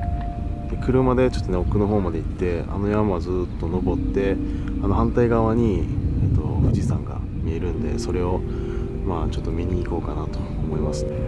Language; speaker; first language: Japanese; native; Japanese